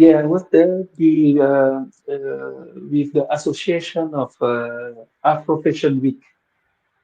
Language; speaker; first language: English; non-native, fluent; Wolof